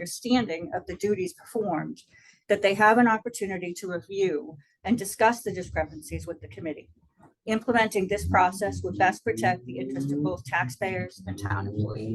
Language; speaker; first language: English; native; English